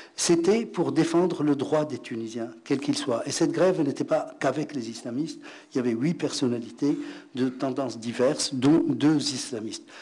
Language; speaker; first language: French; non-native, local second language; Arabic